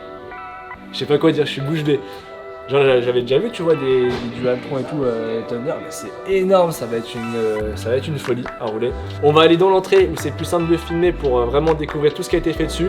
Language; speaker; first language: French; native; French